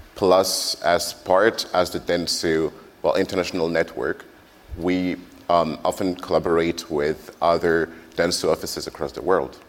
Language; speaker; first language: English; non-native, fluent; French